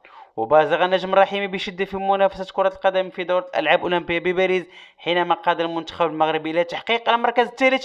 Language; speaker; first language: Arabic; native; Arabic